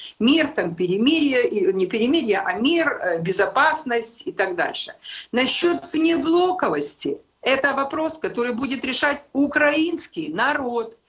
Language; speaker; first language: Russian; non-native, local second language; Ukrainian